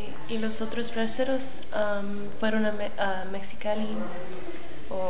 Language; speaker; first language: Spanish; early bilingual, other home language; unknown